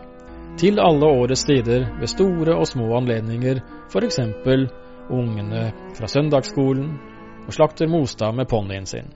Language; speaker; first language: Norwegian; native; Norwegian